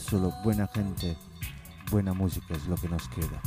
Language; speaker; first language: Spanish; native; Spanish